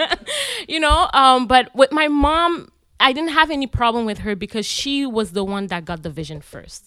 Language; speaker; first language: English; native; English